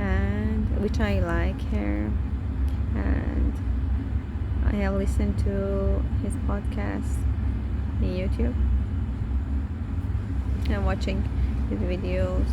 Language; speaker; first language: English; non-native, learner; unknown